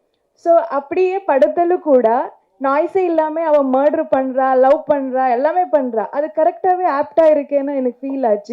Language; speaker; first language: Tamil; non-native, learner; Kannada